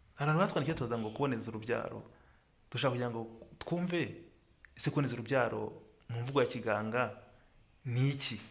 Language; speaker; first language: Kinyarwanda; native; Kinyarwanda